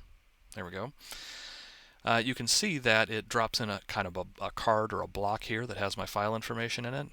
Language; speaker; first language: English; native; English